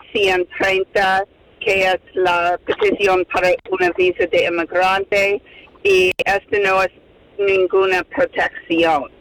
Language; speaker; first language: Spanish; non-native, fluent; English